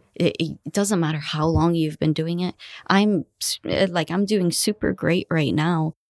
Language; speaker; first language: English; early bilingual, other home language; Arabic